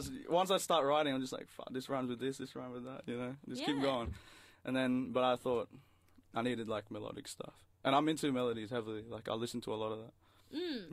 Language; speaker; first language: English; non-native, local second language; Filipino